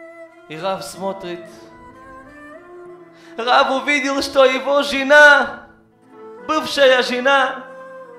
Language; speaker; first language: Russian; non-native, learner; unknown